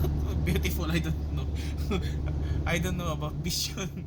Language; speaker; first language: English; non-native, local second language; Filipino